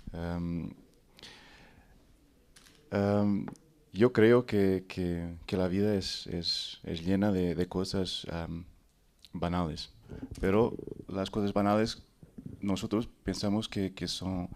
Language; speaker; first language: Spanish; non-native, fluent; Portuguese